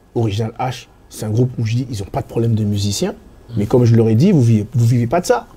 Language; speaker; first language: French; native; French